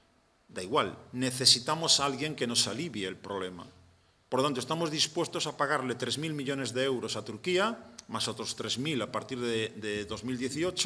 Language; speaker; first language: Spanish; native; Spanish